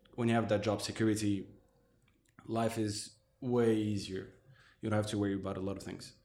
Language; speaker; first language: English; non-native, fluent; Arabic